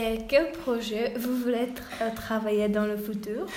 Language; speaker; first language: French; non-native, learner; Czech